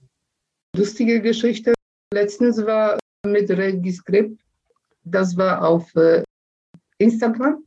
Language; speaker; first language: German; non-native, fluent; Polish